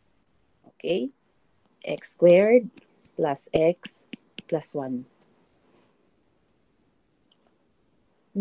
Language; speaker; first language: English; non-native, local second language; Filipino